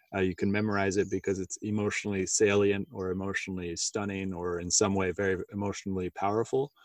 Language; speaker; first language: English; native; English